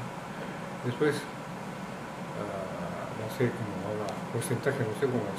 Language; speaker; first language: Spanish; non-native, learner; Japanese